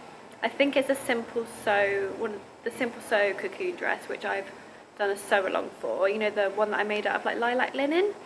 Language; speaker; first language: English; native; English